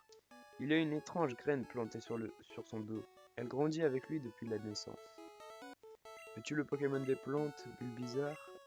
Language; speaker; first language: French; native; French